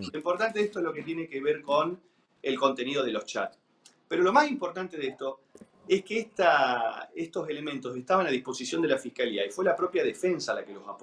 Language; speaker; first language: Spanish; native; Spanish